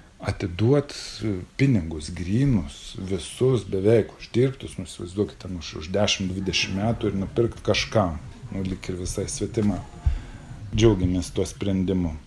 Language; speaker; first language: Lithuanian; native; Lithuanian